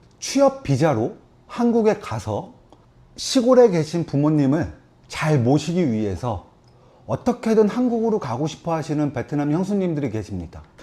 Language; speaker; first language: Korean; native; Korean